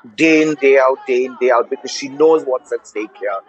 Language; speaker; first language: English; non-native, local second language; Bangla